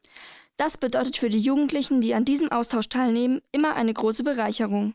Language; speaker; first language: German; native; German